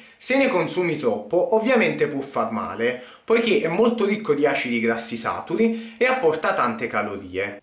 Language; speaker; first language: Italian; native; Italian